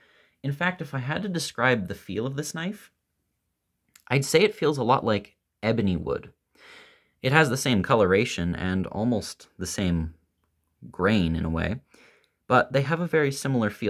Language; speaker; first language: English; native; English